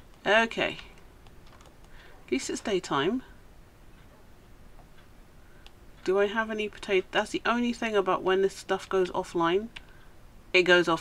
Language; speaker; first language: English; native; English